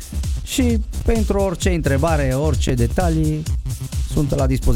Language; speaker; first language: Romanian; non-native, fluent; Italian